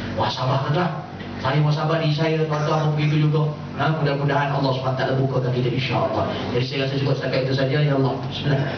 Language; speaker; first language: Malay; native; Malay